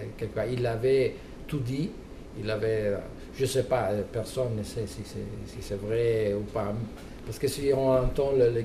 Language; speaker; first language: French; non-native, fluent; Italian